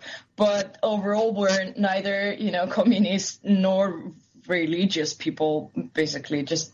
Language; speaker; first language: English; non-native, fluent; Russian